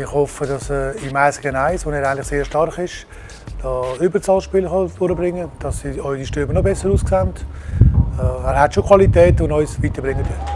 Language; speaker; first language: German; native; German